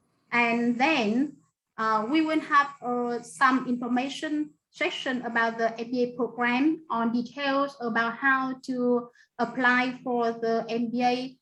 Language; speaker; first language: English; non-native, fluent; Vietnamese